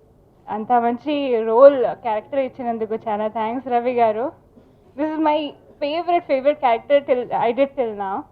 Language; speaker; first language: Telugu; non-native, fluent; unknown